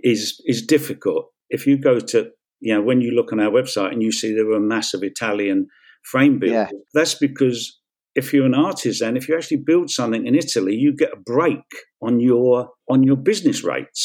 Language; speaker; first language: English; native; English